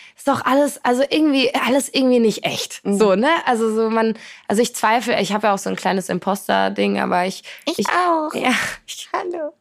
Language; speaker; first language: German; early bilingual, other home language; Polish